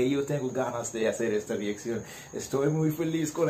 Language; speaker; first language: Spanish; non-native, learner; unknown